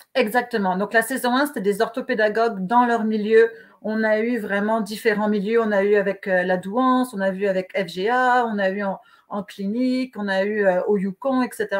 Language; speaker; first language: French; native; French